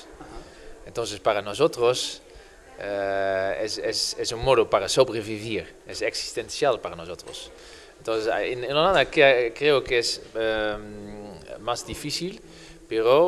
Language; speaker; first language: Spanish; non-native, fluent; Dutch